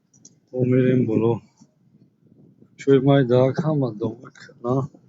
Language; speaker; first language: Persian; native; Persian